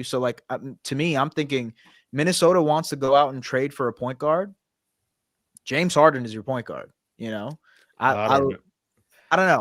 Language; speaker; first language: English; native; English